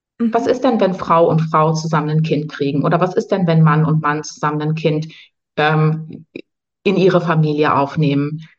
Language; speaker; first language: German; native; German